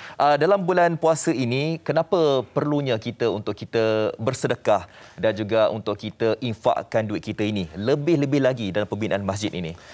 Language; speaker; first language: Malay; native; Malay